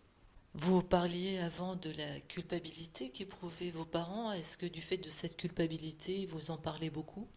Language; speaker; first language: French; native; French